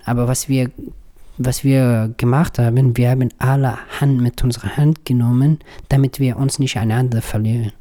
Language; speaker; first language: German; non-native, learner; Persian